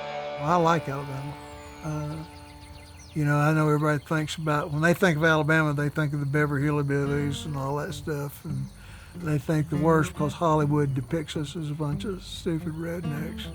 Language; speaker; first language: English; native; English